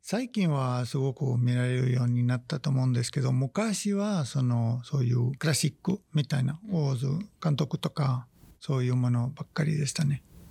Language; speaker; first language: Japanese; non-native, fluent; Spanish